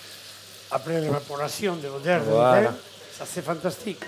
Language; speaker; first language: French; non-native, learner; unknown